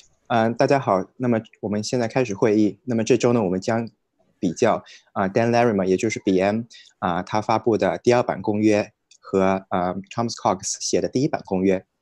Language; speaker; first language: Chinese; native; Chinese